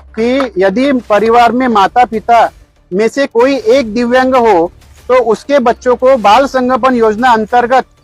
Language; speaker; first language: Hindi; non-native, local second language; Marathi